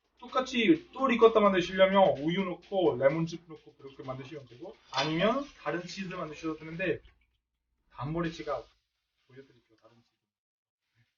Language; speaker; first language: Korean; non-native, fluent; Italian